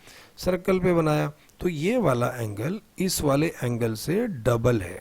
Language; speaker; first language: Hindi; native; Hindi